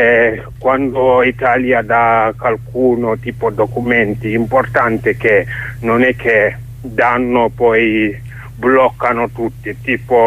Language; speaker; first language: Italian; non-native, learner; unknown